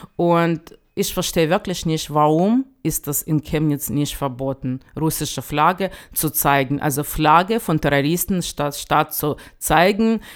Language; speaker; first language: German; non-native, fluent; Ukrainian